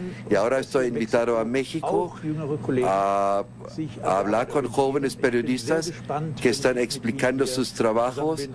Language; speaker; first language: Spanish; non-native, fluent; German